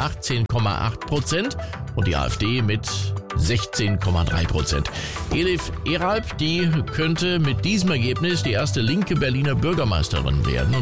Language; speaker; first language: German; native; German